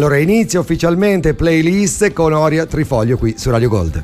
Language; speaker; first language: Italian; native; Italian